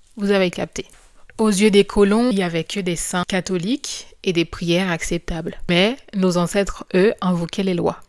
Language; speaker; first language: French; non-native, local second language; Haitian Creole